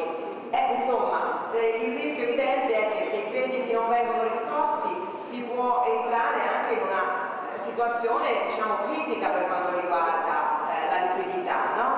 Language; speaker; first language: Italian; native; Italian